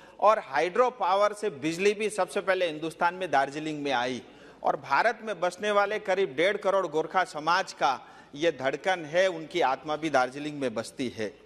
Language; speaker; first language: Hindi; non-native, local second language; Nepali